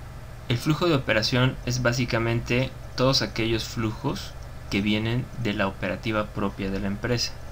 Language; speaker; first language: Spanish; native; Spanish